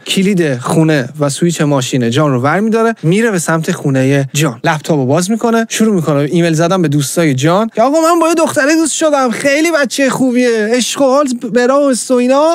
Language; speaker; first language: Persian; native; Persian